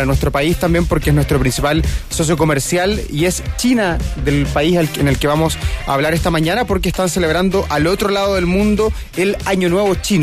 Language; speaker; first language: Spanish; native; Spanish